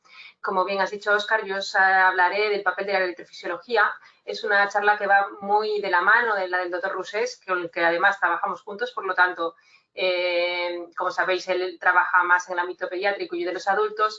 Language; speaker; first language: Spanish; native; Spanish